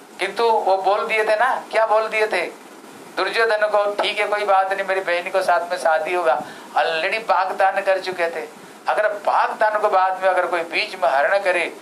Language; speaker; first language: Hindi; non-native, local second language; Odia